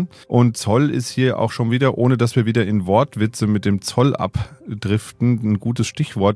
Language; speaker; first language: German; native; German